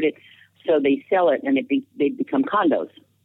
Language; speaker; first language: English; native; English